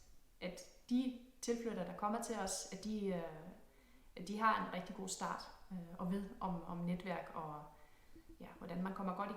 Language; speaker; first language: Danish; non-native, fluent; German